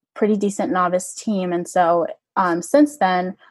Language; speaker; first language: English; native; English